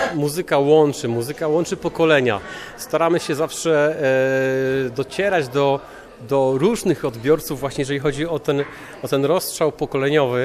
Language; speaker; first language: Polish; native; Polish